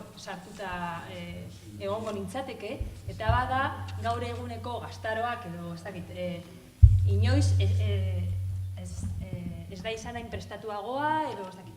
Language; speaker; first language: Basque; non-native, local second language; Spanish